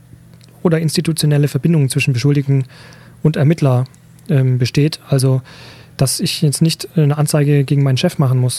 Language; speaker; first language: German; native; German